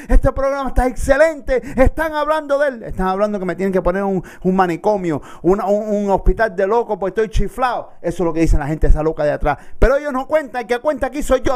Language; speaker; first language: Spanish; early bilingual, heritage; Spanish